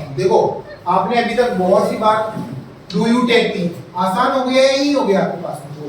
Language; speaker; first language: Hindi; native; Hindi